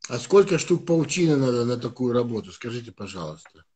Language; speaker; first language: Russian; non-native, fluent; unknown